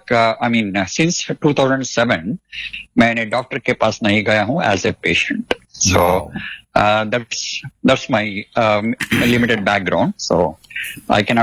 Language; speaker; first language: Hindi; non-native, local second language; Telugu